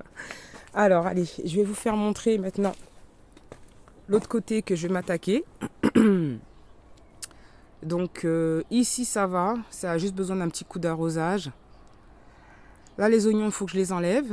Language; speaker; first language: French; native; French